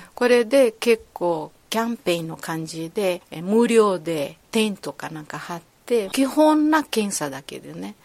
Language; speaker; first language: Japanese; non-native, fluent; Portuguese